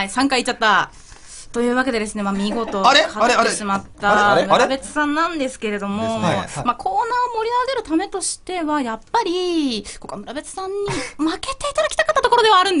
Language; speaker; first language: Japanese; native; Japanese